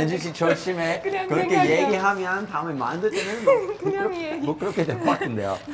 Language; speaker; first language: Korean; non-native, fluent; English